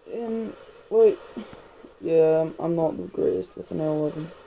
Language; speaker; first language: English; native; English